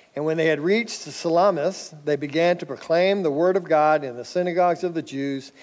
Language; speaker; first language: English; native; English